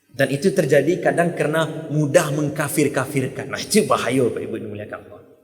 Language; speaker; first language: Malay; non-native, local second language; Minangkabau